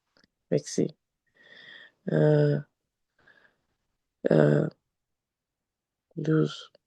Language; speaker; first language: French; non-native, learner; English